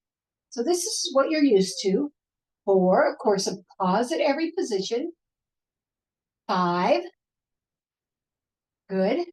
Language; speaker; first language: English; native; English